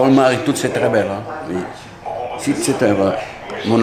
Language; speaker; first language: French; non-native, learner; Portuguese